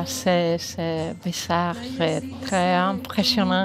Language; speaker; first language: French; non-native, fluent; Spanish